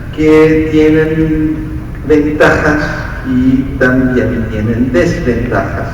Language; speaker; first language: Spanish; non-native, fluent; English